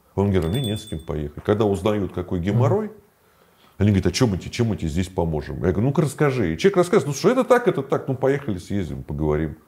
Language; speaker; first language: Russian; native; Russian